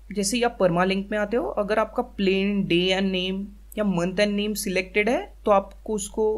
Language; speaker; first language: Hindi; native; Hindi